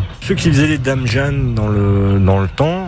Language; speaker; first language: French; native; French